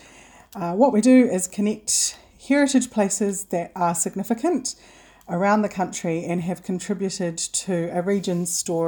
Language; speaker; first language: English; native; English